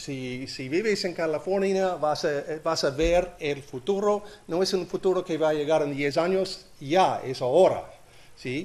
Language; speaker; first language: Spanish; non-native, learner; English